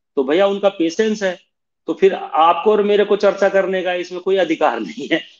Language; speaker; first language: Hindi; native; Hindi